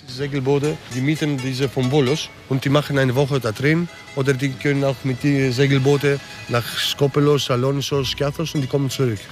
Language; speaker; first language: German; early bilingual, other home language; Greek